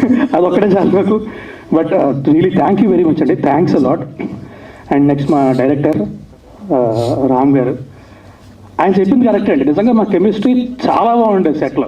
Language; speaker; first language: Telugu; native; Telugu